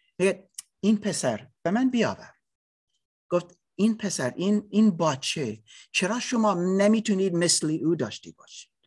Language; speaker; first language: Persian; non-native, learner; English